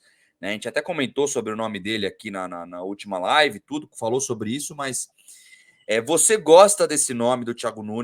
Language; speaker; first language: Portuguese; native; Portuguese